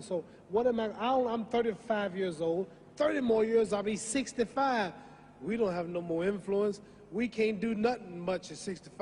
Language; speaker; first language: English; native; English